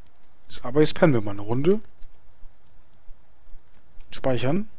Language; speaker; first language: German; native; German